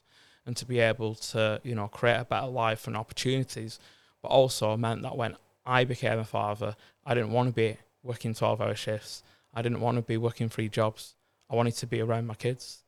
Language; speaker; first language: English; native; English